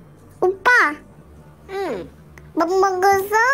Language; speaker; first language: Korean; non-native, learner; Indonesian